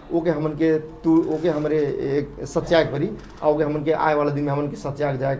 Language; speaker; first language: Bhojpuri; non-native, local second language; Dangaura Tharu